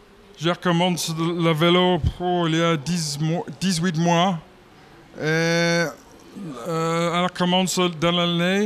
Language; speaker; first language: French; non-native, learner; English